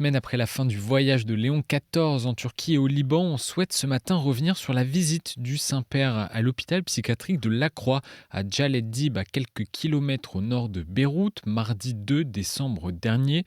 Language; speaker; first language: French; native; French